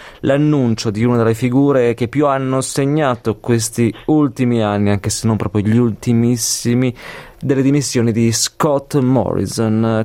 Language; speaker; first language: Italian; native; Italian